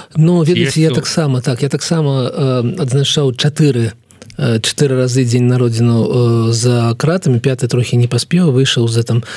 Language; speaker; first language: Belarusian; non-native, local second language; Russian